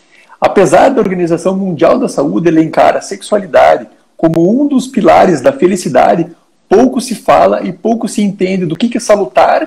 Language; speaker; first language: Portuguese; native; Portuguese